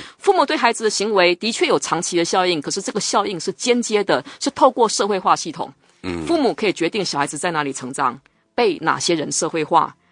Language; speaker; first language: Chinese; non-native, local second language; Min Nan Chinese